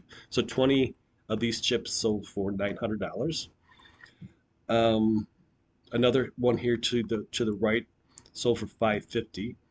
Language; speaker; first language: English; native; English